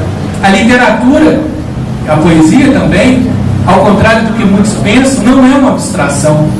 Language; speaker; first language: Portuguese; native; Portuguese